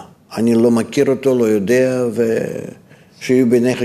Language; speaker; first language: Hebrew; non-native, fluent; Russian